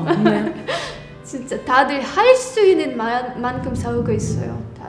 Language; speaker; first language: Korean; non-native, fluent; Ukrainian